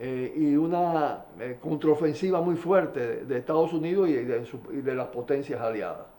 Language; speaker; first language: Spanish; native; Spanish